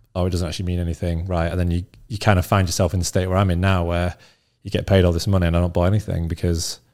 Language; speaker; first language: English; native; English